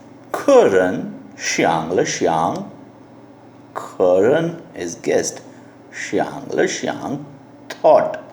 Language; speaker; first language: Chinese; non-native, learner; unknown